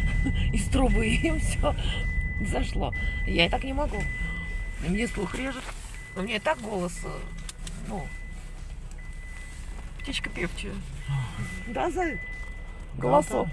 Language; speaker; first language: Russian; native; Russian